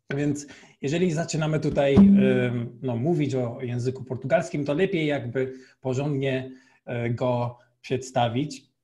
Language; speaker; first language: Polish; non-native, fluent; Portuguese